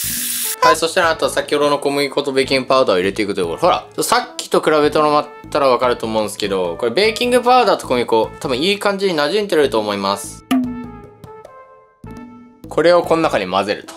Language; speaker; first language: Japanese; native; Japanese